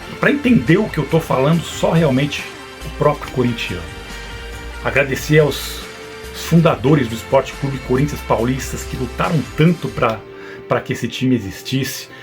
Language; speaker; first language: Portuguese; native; Portuguese